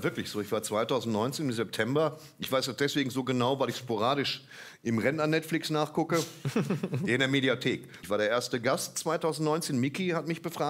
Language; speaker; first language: German; native; German